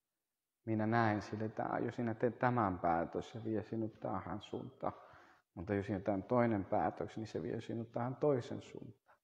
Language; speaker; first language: Finnish; non-native, fluent; Spanish